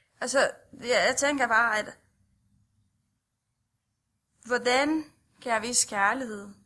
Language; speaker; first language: Danish; non-native, fluent; Romanian